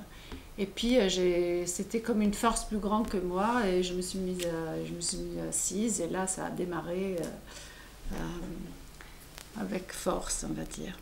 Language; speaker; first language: French; non-native, fluent; Italian